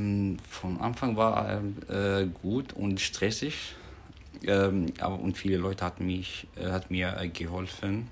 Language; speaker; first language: German; non-native, learner; Arabic